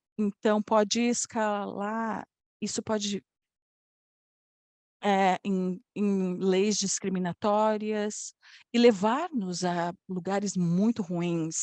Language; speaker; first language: Portuguese; non-native, fluent; Polish